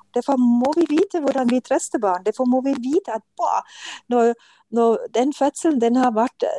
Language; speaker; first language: Norwegian; non-native, fluent; German